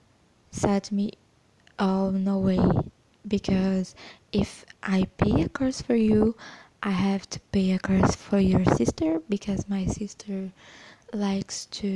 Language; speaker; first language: English; non-native, fluent; Portuguese